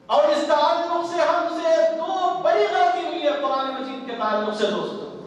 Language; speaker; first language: Urdu; native; Urdu